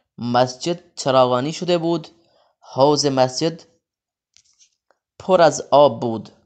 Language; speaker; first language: Persian; non-native, fluent; Urdu